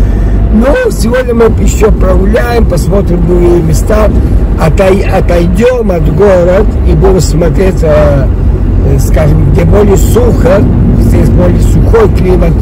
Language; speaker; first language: Russian; early bilingual, heritage; Russian